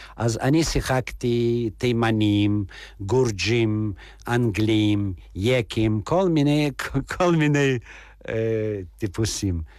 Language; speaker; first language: Hebrew; non-native, fluent; Russian